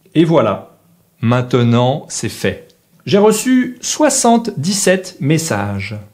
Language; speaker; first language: French; native; French